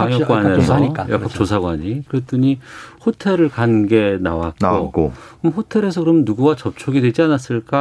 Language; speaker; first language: Korean; native; Korean